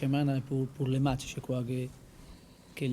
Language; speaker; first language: French; non-native, learner; Spanish